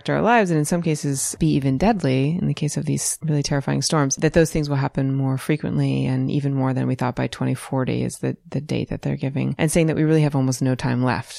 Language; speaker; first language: English; native; English